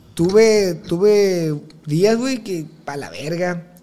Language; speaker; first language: Spanish; native; Spanish